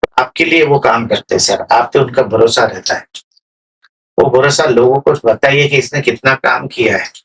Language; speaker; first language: Hindi; non-native, local second language; Gujarati